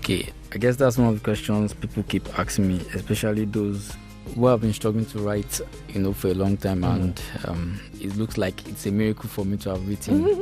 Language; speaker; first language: English; non-native, local second language; Yoruba